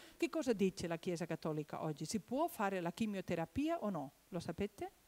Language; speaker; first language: Italian; non-native, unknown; Catalan